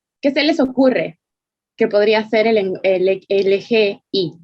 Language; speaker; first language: Spanish; native; Spanish